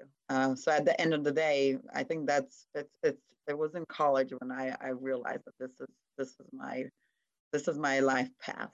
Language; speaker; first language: English; non-native, fluent; Hungarian